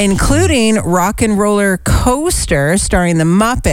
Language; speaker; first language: English; native; English